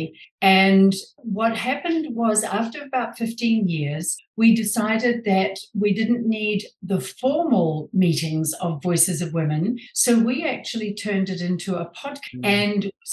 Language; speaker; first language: English; native; English